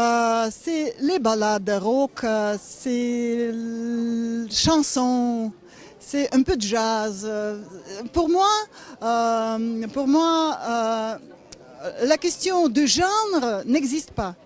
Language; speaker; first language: French; non-native, learner; Russian